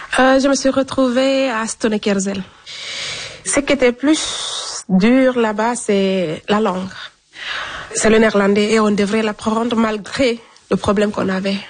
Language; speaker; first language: French; non-native, local second language; Fula